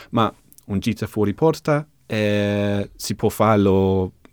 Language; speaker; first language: Italian; non-native, learner; English